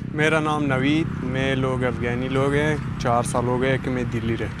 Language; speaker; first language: Hindi; non-native, learner; Persian